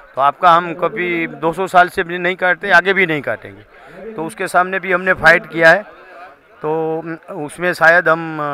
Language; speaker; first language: Hindi; non-native, local second language; Gujarati